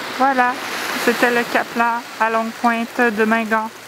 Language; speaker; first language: French; native; French